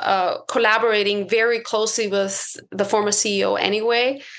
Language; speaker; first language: English; non-native, fluent; German